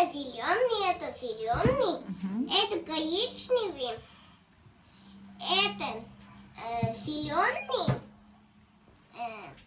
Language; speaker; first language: Russian; non-native, learner; Armenian